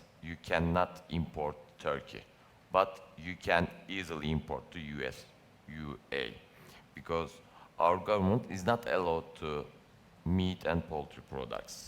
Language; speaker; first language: English; non-native, learner; Turkish